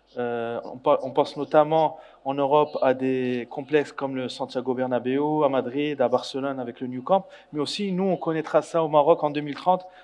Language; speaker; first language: French; non-native, local second language; Arabic